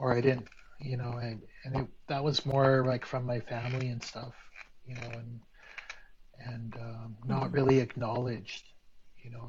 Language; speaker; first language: English; native; English